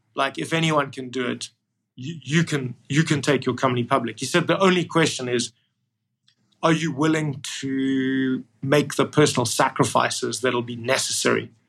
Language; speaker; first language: English; native; English